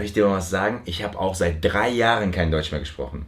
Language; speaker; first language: German; early bilingual, heritage; Turkish